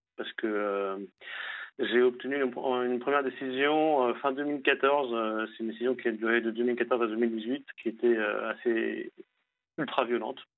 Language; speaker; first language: French; native; French